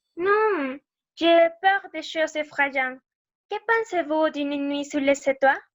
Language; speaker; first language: French; non-native, learner; Spanish